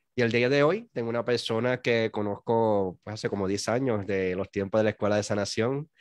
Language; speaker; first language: Spanish; native; Spanish